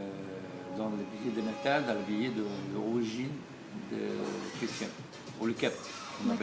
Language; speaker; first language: French; non-native, learner; Arabic